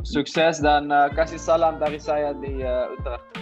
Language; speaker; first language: Indonesian; non-native, learner; Dutch